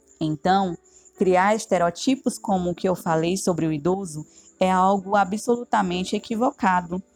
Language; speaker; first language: Portuguese; native; Portuguese